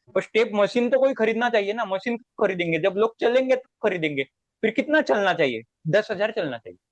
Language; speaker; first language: Hindi; non-native, local second language; Marathi